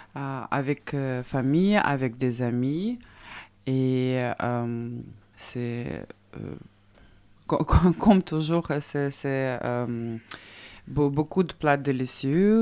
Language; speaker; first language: French; non-native, learner; Russian